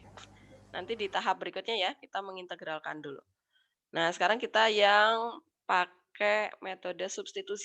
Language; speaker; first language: Indonesian; native; Indonesian